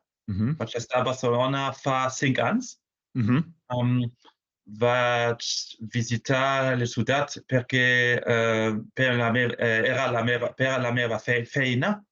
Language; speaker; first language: Spanish; non-native, fluent; German